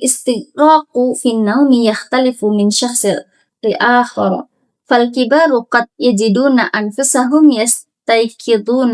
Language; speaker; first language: Arabic; non-native, learner; Indonesian